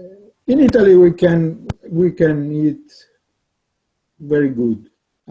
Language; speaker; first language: English; non-native, learner; Italian